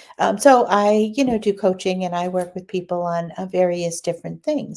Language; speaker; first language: English; native; English